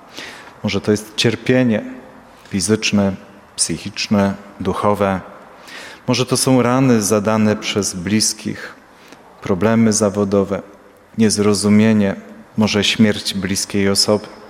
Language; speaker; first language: Polish; native; Polish